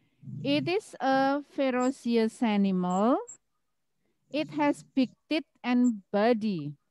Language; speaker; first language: English; non-native, fluent; Indonesian